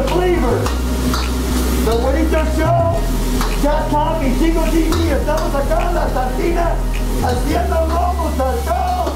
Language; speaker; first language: Spanish; non-native, learner; English